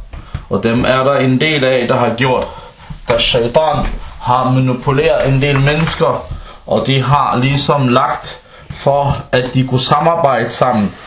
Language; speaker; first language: Danish; early bilingual, other home language; Arabic